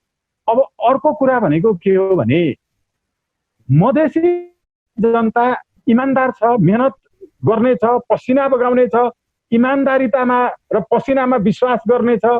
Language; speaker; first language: Nepali; native; Nepali